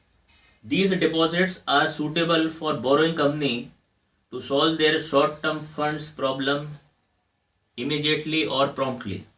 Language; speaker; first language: English; non-native, local second language; Hindi